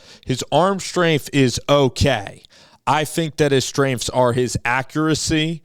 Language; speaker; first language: English; native; English